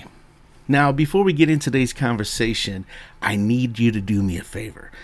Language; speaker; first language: English; native; English